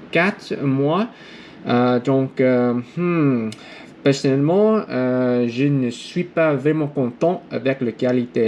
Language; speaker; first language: French; non-native, learner; English